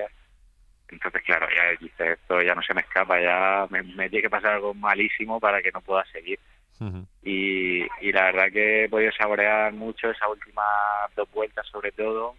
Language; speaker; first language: Spanish; native; Spanish